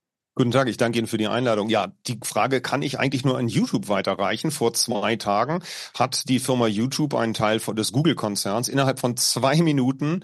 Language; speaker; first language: German; native; German